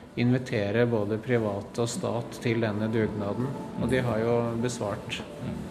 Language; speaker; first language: Norwegian; native; Norwegian